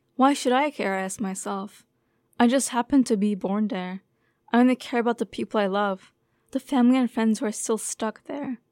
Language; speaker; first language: English; non-native, fluent; Turkish